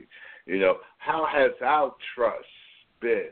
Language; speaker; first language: English; native; English